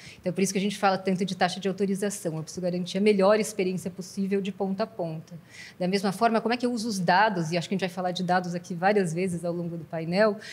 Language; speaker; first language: Portuguese; native; Portuguese